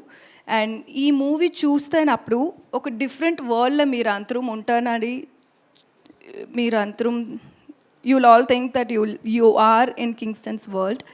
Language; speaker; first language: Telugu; non-native, learner; Tamil